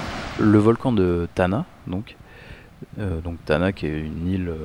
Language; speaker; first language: French; native; French